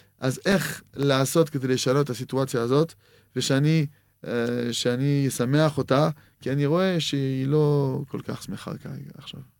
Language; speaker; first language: Hebrew; non-native, fluent; French